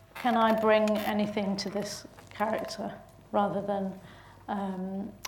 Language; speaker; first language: English; native; English